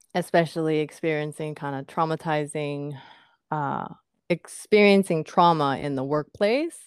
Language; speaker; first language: English; non-native, fluent; Japanese